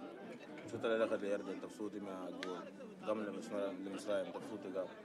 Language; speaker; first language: Hebrew; non-native, learner; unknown